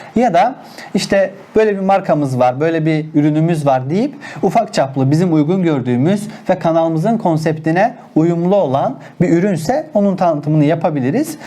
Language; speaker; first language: Turkish; non-native, local second language; Azerbaijani